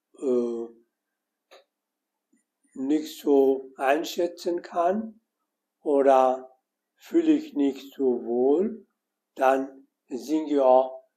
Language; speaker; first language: German; non-native, learner; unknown